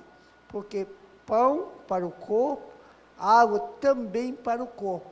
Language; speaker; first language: Portuguese; native; Portuguese